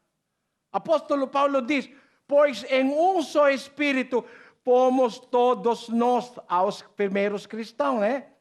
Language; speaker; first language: Portuguese; non-native, learner; Filipino